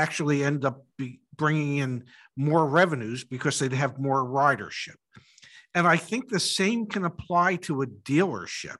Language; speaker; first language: English; native; English